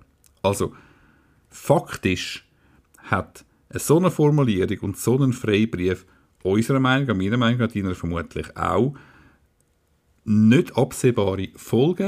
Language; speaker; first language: German; native; German